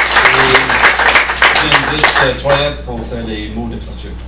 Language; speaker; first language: French; non-native, fluent; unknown